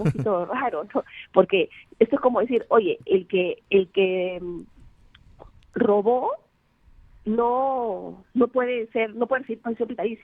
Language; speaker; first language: Spanish; native; Spanish